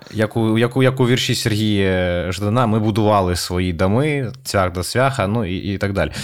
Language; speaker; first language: Ukrainian; non-native, local second language; Russian